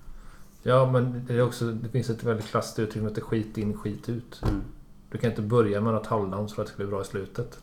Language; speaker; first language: Swedish; native; Swedish